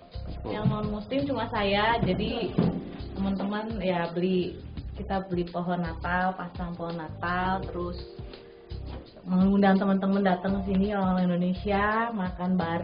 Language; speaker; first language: Indonesian; native; Indonesian